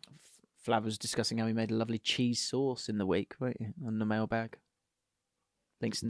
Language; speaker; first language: English; native; English